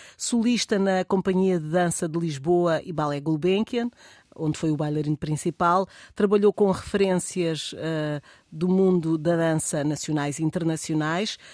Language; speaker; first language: Portuguese; native; Portuguese